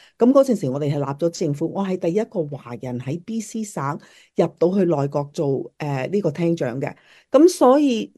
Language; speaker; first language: Cantonese; native; Cantonese